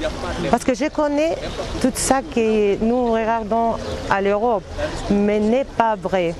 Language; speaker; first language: French; non-native, learner; Spanish